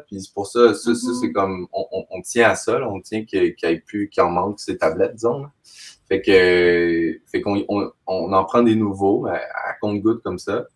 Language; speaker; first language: French; native; French